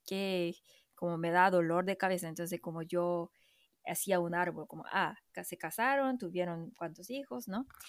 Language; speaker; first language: Spanish; non-native, fluent; Korean